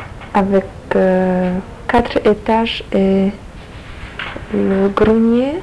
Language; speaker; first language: French; non-native, learner; Polish